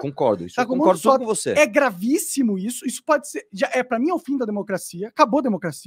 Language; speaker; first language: Portuguese; native; Portuguese